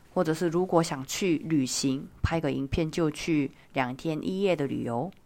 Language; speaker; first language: Chinese; non-native, fluent; Korean